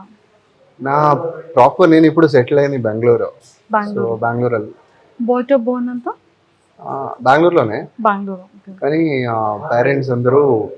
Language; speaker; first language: Telugu; non-native, fluent; Tamil